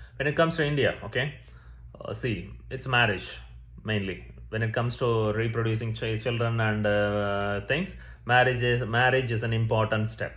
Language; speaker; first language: English; non-native, local second language; Tamil